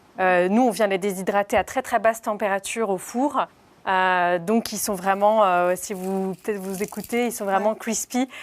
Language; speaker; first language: French; native; French